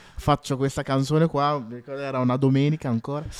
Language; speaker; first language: Italian; early bilingual, other home language; Akan